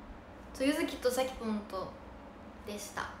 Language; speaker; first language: Japanese; native; Japanese